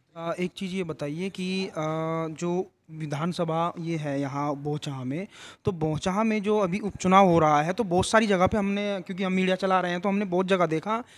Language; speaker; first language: Hindi; native; Hindi